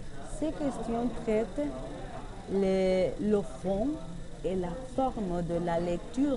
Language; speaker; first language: French; non-native, learner; Spanish